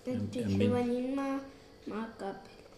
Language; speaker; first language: Welsh; non-native, learner; Spanish